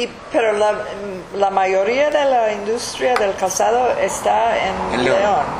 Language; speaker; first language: Spanish; early bilingual, heritage; English